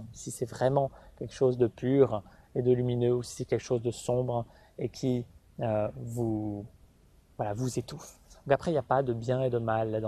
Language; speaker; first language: French; native; French